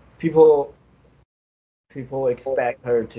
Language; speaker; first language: English; non-native, fluent; Chinese